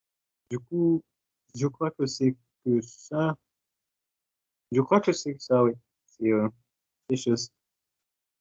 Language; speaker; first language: French; non-native, fluent; Portuguese